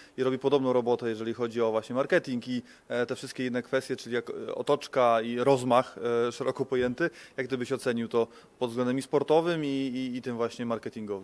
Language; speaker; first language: Polish; native; Polish